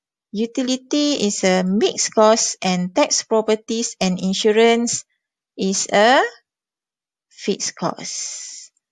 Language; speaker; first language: English; non-native, local second language; Malay